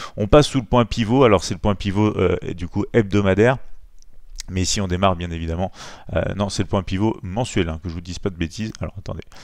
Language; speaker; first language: French; native; French